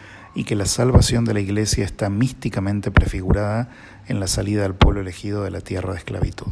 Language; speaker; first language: Spanish; native; Spanish